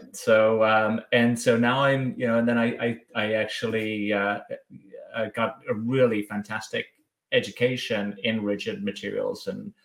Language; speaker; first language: English; native; English